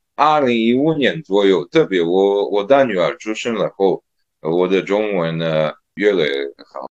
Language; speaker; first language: Chinese; non-native, learner; Serbian